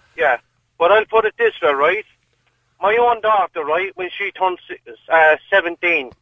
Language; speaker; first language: English; native; English